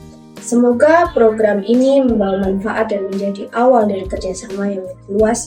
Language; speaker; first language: Indonesian; native; Indonesian